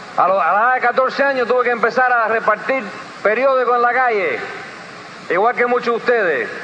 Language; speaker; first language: Spanish; early bilingual, heritage; Spanish